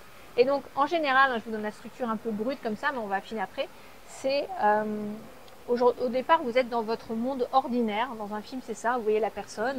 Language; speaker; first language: French; native; French